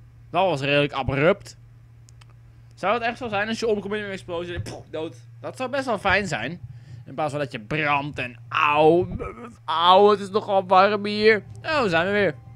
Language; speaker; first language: Dutch; native; Dutch